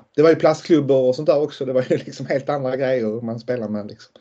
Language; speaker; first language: Swedish; native; Swedish